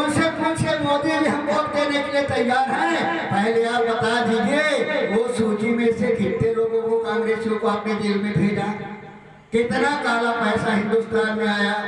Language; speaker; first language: Hindi; native; Hindi